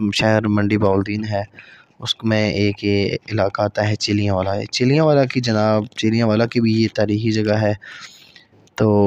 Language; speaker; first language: Urdu; non-native, local second language; Punjabi